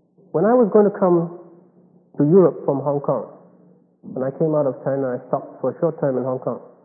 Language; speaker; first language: English; non-native, fluent; Chinese